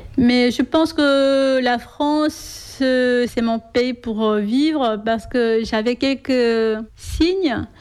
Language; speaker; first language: French; non-native, fluent; Korean